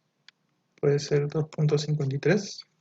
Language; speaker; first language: Spanish; native; Spanish